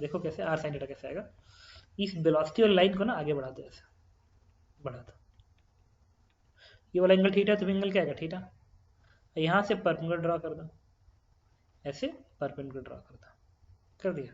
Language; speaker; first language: Hindi; native; Hindi